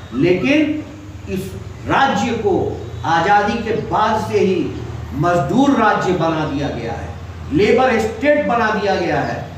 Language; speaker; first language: Hindi; native; Hindi